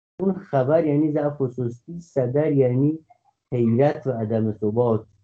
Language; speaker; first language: Persian; non-native, local second language; Kurdish